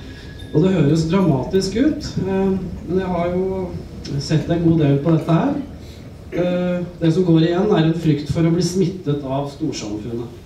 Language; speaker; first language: Norwegian; native; Norwegian